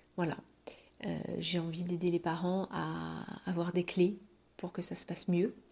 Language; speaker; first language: French; native; French